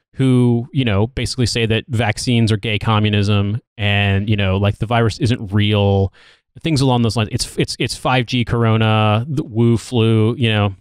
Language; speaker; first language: English; native; English